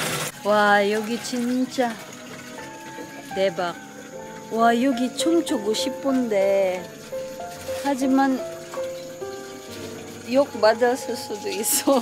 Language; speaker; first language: Korean; non-native, learner; Cebuano